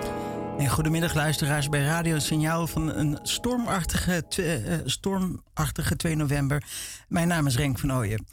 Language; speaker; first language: Dutch; native; Dutch